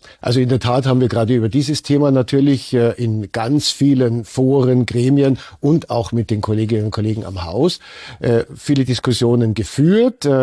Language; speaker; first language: German; native; German